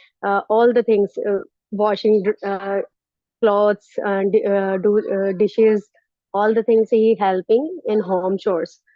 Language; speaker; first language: English; non-native, learner; Urdu